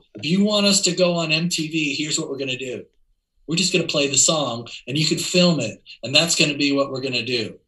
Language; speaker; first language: English; native; English